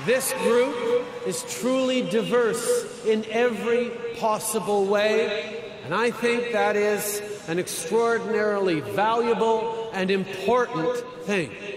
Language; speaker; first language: English; native; English